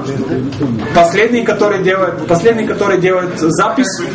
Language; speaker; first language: Russian; non-native, fluent; Bulgarian